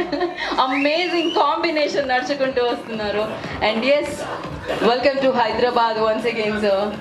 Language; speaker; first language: Telugu; native; Telugu